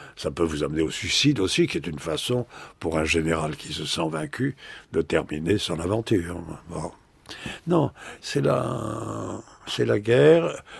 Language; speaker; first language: French; native; French